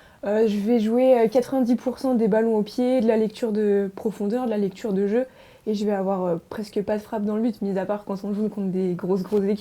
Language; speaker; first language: French; native; French